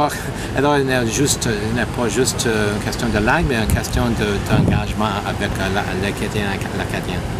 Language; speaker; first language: French; non-native, learner; English